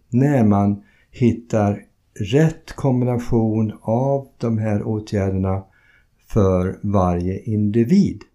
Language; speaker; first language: Swedish; non-native, fluent; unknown